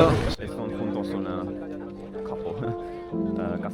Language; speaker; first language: Spanish; non-native, learner; English